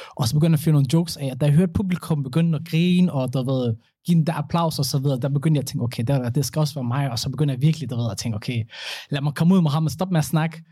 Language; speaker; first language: Danish; early bilingual, other home language; Somali